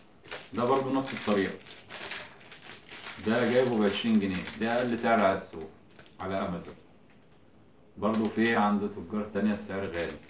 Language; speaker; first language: Arabic; native; Arabic